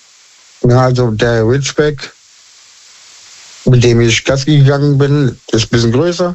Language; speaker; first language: German; non-native, local second language; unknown